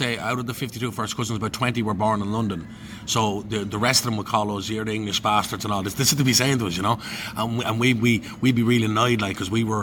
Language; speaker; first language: English; native; English